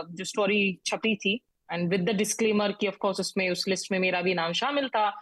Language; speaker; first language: Hindi; native; Hindi